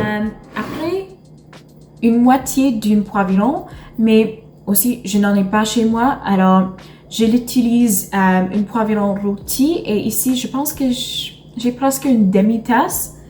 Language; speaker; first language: French; non-native, learner; English